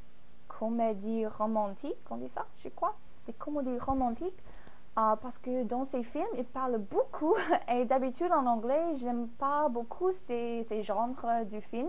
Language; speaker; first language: French; non-native, fluent; English